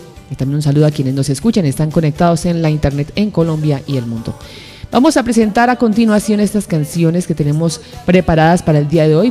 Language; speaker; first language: Spanish; native; Spanish